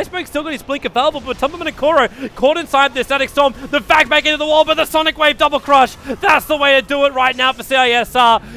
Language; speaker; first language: English; native; English